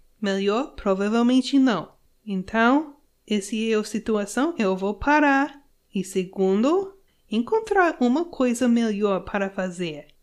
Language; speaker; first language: Portuguese; non-native, learner; English